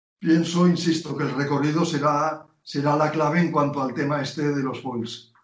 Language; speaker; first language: Spanish; native; Spanish